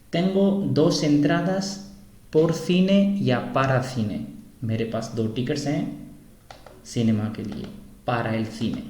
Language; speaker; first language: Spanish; non-native, fluent; Urdu